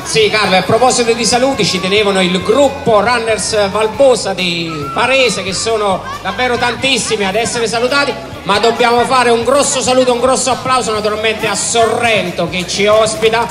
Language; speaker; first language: Italian; native; Italian